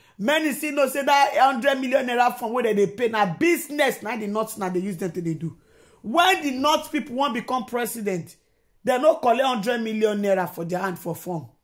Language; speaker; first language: Nigerian Pidgin; non-native, local second language; Yoruba